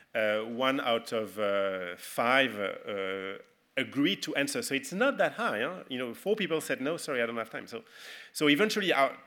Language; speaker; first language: English; non-native, fluent; French